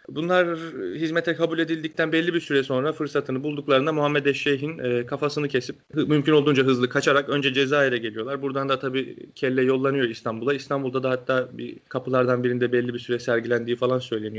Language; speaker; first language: Turkish; native; Turkish